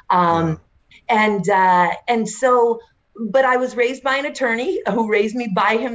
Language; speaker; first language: English; native; English